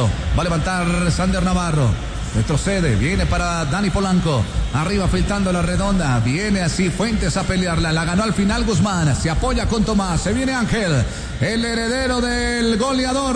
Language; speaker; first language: Spanish; native; Spanish